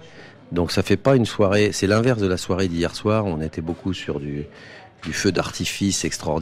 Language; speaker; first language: French; native; French